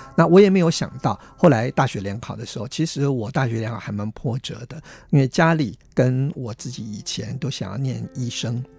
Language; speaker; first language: Chinese; non-native, local second language; Min Nan Chinese